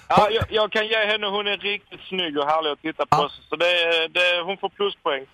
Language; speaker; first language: Swedish; native; Swedish